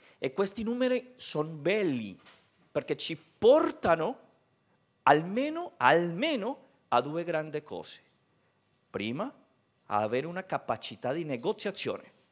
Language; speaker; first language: Italian; non-native, fluent; Spanish